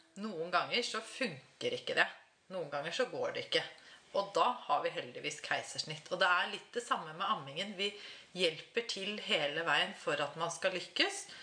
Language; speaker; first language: Norwegian; native; Norwegian